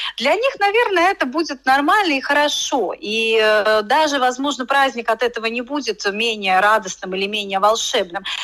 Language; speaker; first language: Russian; native; Russian